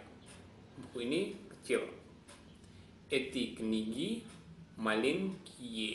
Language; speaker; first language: Indonesian; non-native, local second language; Javanese